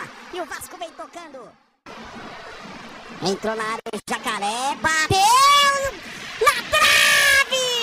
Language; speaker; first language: Portuguese; native; Portuguese